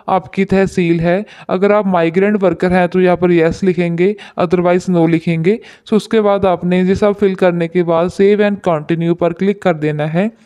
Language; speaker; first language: Hindi; non-native, local second language; Punjabi